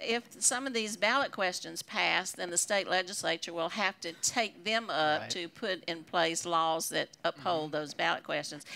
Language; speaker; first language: English; native; English